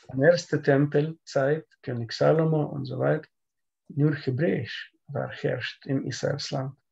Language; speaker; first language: German; non-native, learner; Russian